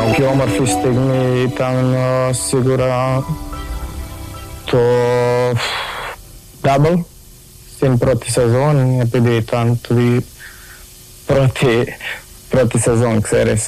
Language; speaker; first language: Greek; non-native, learner; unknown